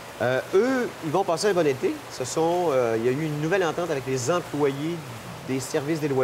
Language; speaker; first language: French; native; French